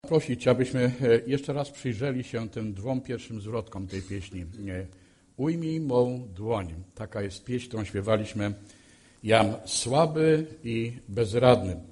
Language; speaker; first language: Polish; native; Polish